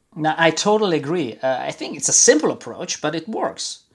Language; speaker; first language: English; non-native, fluent; Italian